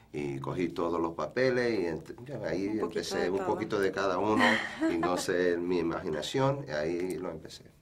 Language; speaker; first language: Spanish; early bilingual, heritage; Spanish